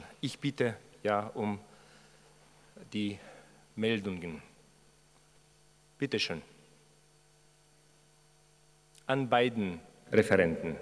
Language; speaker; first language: German; non-native, fluent; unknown